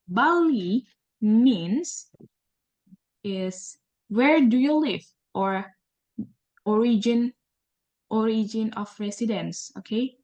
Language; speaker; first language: English; non-native, learner; Indonesian